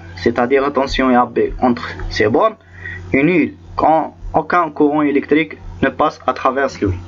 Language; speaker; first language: French; non-native, local second language; Arabic